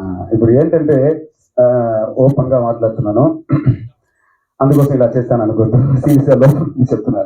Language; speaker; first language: Telugu; non-native, fluent; Tamil